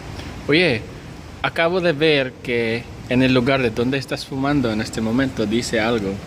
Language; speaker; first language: Spanish; non-native, fluent; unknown